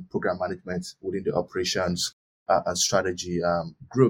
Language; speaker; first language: English; non-native, local second language; Yoruba